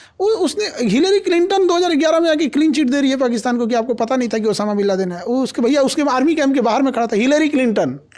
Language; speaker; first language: Hindi; native; Hindi